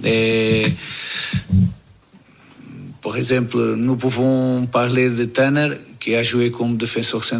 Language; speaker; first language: French; non-native, learner; Portuguese